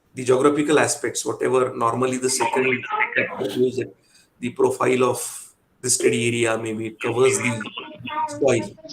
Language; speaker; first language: English; non-native, local second language; Marathi